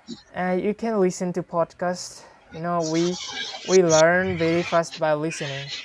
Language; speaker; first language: English; non-native, fluent; Bangla